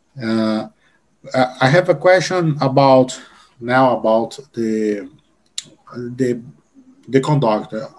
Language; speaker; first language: English; non-native, learner; Portuguese